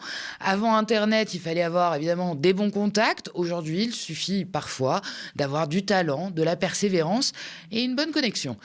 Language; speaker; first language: French; native; French